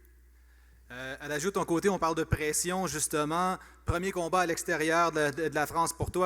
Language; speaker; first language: French; native; French